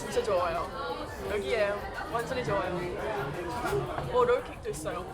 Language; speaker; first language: Korean; non-native, learner; English